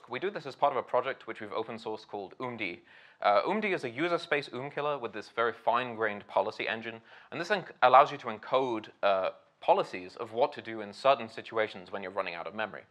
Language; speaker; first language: English; native; English